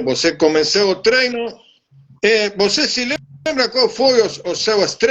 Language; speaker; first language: Portuguese; non-native, learner; Spanish